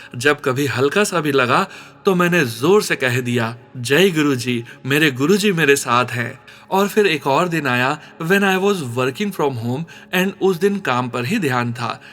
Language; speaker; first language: Hindi; native; Hindi